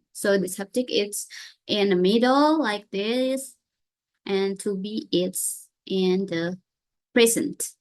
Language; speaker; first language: English; non-native, learner; Indonesian